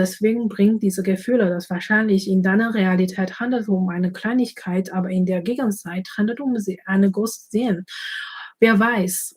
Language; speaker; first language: German; non-native, fluent; Chinese